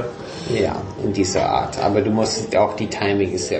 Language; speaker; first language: German; non-native, fluent; English